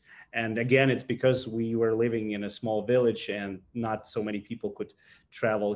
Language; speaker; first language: English; non-native, fluent; Ukrainian